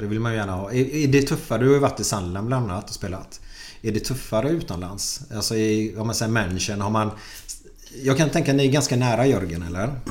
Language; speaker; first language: Swedish; native; Swedish